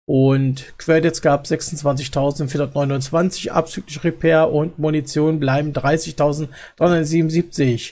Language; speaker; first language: German; native; German